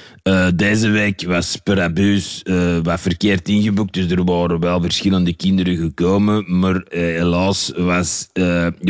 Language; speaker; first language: Dutch; native; Dutch